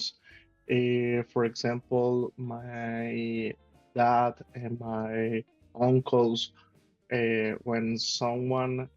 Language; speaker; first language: English; non-native, learner; Spanish